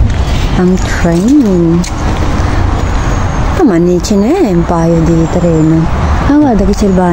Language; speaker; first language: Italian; non-native, learner; Filipino